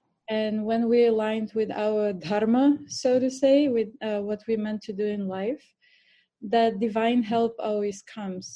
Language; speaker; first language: English; non-native, fluent; Bulgarian